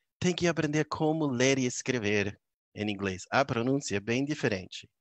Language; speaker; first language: Portuguese; non-native, fluent; English